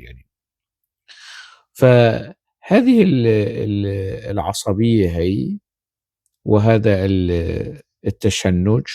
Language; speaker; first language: Arabic; non-native, local second language; Kurdish